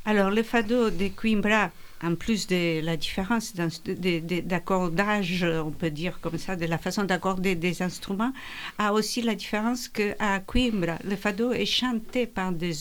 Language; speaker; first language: French; non-native, fluent; Portuguese